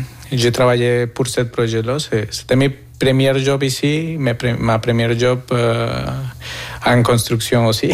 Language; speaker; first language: French; non-native, fluent; Spanish